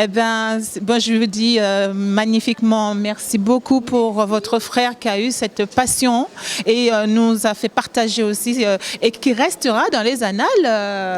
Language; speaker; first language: French; native; French